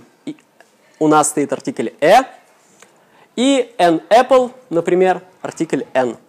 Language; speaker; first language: Russian; native; Russian